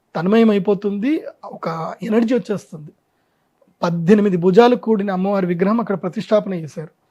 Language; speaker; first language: Telugu; non-native, local second language; Marwari